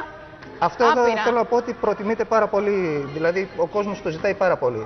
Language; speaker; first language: Greek; native; Greek